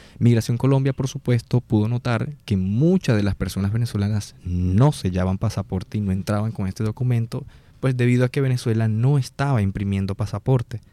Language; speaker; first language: Spanish; native; Spanish